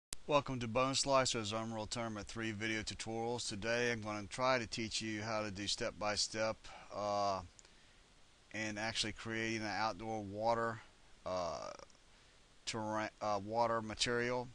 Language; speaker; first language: English; native; English